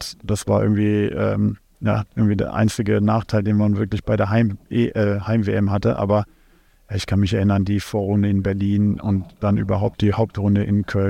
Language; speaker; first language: German; native; German